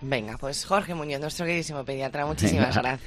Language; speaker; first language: Spanish; native; Spanish